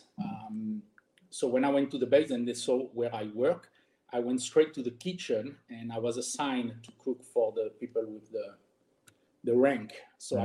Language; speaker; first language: English; non-native, fluent; French